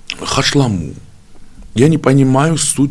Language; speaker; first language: Russian; non-native, fluent; Georgian